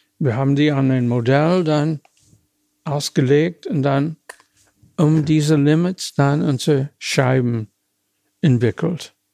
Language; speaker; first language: German; non-native, fluent; English